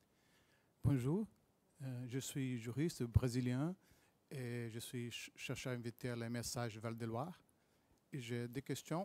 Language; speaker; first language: French; non-native, learner; Portuguese